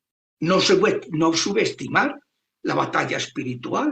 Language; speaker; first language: Spanish; native; Spanish